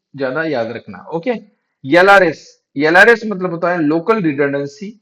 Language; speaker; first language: Hindi; non-native, local second language; Marathi